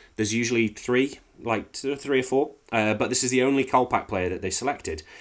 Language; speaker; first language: English; native; English